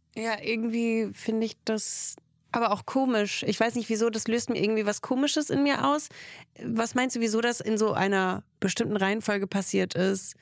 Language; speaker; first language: German; early bilingual, other home language; Russian